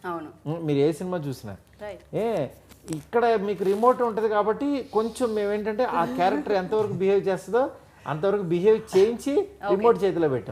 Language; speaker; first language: Telugu; native; Telugu